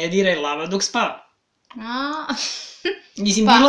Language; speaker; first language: Serbian; native; Serbian